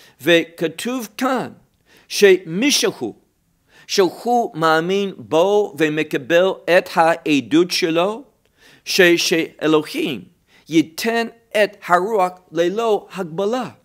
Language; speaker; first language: Hebrew; non-native, fluent; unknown